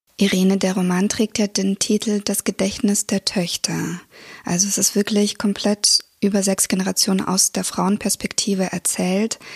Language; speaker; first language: German; early bilingual, other home language; Russian